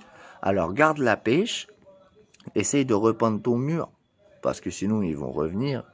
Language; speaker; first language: French; native; French